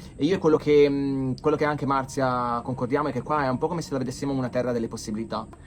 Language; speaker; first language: Italian; native; Italian